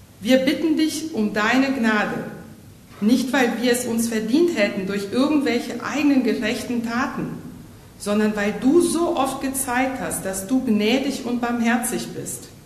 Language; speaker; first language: German; native; German